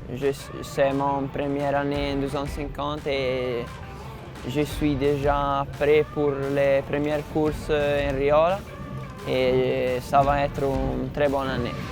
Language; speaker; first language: French; non-native, fluent; Italian